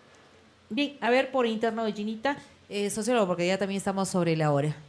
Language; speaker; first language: Spanish; native; Spanish